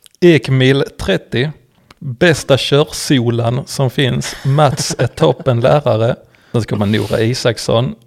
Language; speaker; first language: Swedish; native; Swedish